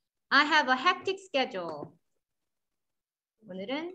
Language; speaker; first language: English; non-native, fluent; Korean